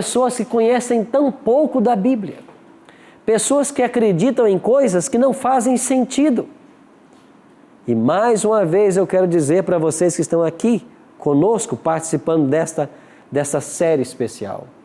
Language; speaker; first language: Portuguese; native; Portuguese